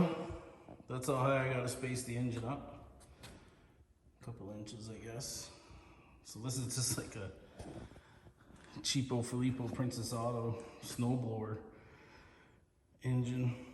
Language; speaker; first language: English; native; English